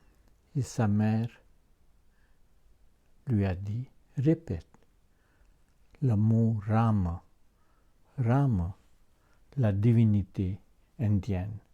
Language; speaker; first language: French; non-native, fluent; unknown